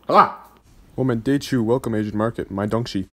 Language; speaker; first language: Chinese; non-native, learner; English